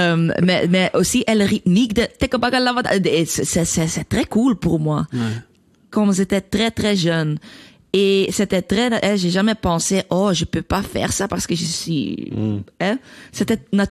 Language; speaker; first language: French; non-native, learner; Dutch